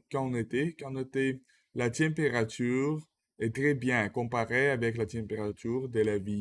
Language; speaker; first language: French; non-native, learner; Russian